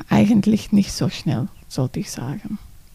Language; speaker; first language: German; non-native, fluent; Dutch